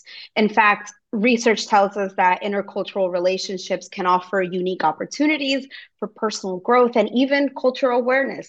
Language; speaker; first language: English; early bilingual, other home language; Spanish